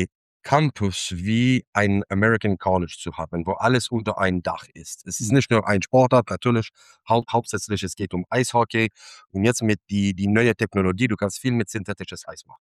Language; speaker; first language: German; non-native, fluent; English